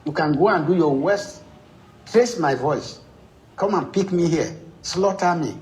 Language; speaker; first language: English; non-native, local second language; Yoruba